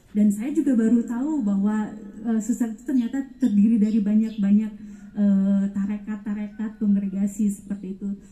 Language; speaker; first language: Indonesian; non-native, local second language; Batak Toba